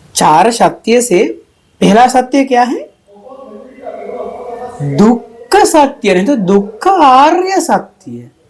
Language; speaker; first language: Hindi; non-native, fluent; Sinhala